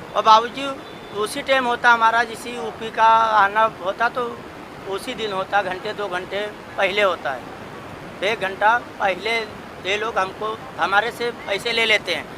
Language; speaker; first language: Hindi; native; Hindi